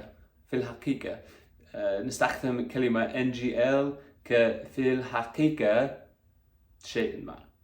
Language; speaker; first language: Arabic; non-native, fluent; English